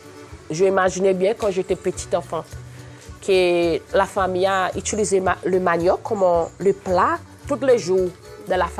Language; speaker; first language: French; non-native, local second language; Seselwa Creole French